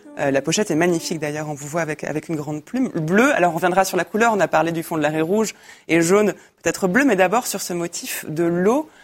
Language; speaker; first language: French; native; French